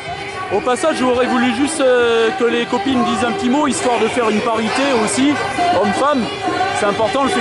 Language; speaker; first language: French; native; French